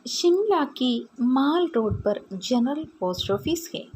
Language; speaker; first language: Hindi; non-native, local second language; Malayalam